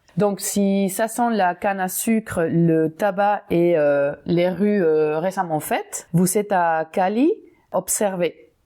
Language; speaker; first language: French; non-native, fluent; Spanish